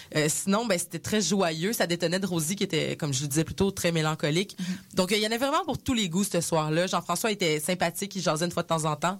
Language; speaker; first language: French; non-native, local second language; English